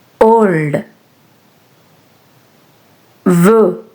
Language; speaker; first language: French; non-native, fluent; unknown